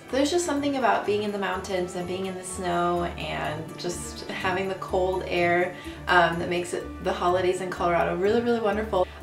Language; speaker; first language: English; native; English